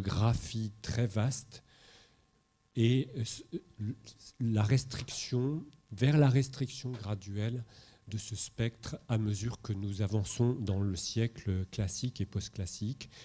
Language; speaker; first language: French; native; French